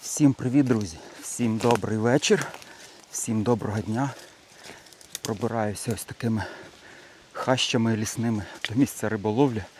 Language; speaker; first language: Ukrainian; native; Ukrainian